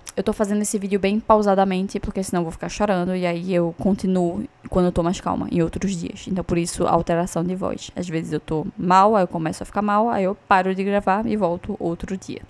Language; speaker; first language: Portuguese; native; Portuguese